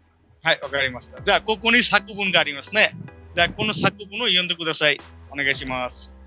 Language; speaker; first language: Japanese; non-native, fluent; Bangla